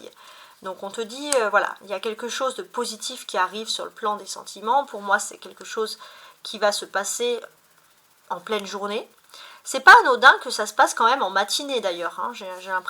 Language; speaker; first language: French; native; French